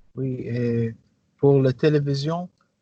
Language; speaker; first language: French; non-native, learner; English